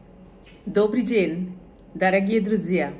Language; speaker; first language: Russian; non-native, fluent; Bangla